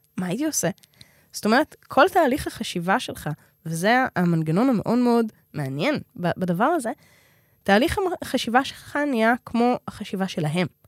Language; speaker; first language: Hebrew; native; Hebrew